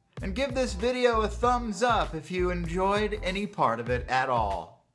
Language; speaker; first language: English; native; English